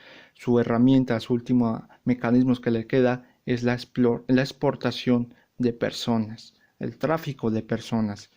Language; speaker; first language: Spanish; native; Spanish